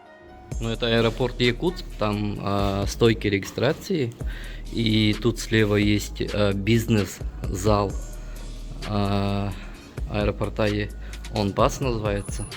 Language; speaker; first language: Russian; native; Russian